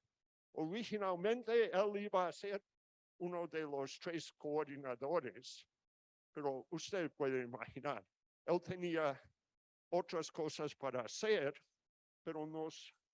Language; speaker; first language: Spanish; non-native, fluent; English